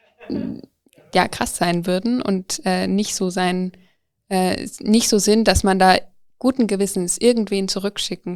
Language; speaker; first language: German; native; German